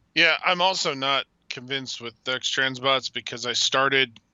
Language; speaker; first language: English; native; English